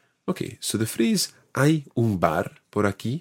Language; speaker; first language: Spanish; non-native, fluent; English